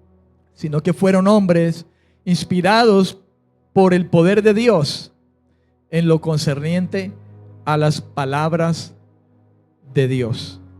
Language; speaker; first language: Spanish; native; Spanish